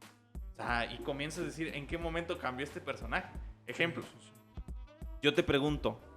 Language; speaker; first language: Spanish; native; Spanish